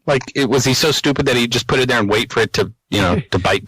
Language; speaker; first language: English; native; English